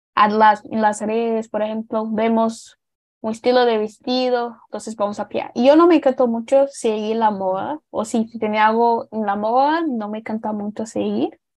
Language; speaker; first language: Spanish; non-native, learner; Portuguese